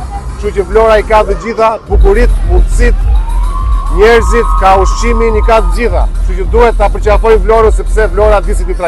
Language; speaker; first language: Albanian; native; Albanian